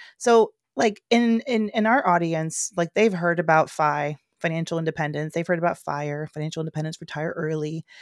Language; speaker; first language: English; native; English